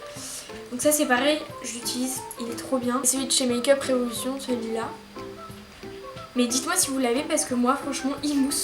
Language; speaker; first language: French; native; French